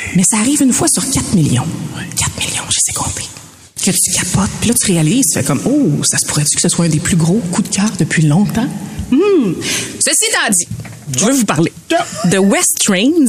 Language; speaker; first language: French; native; French